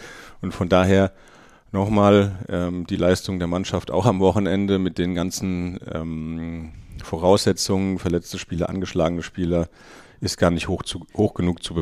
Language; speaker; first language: German; native; German